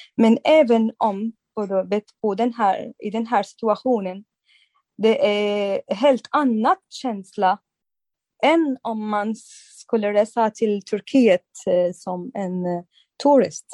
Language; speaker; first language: Swedish; non-native, fluent; Arabic